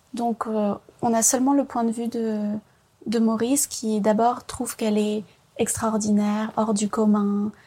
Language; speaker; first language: French; early bilingual, other home language; Vietnamese